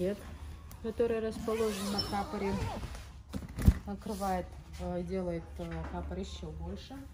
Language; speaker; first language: Russian; native; Russian